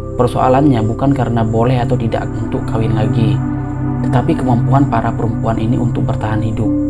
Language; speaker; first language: Indonesian; non-native, local second language; Achinese